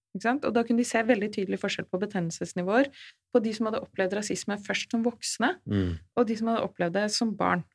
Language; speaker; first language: Norwegian; native; Norwegian